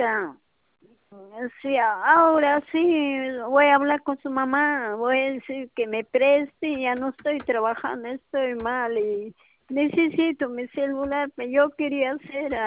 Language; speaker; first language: Spanish; non-native, local second language; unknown